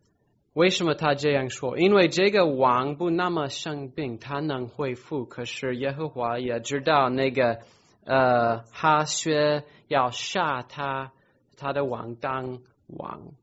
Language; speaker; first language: Chinese; non-native, fluent; English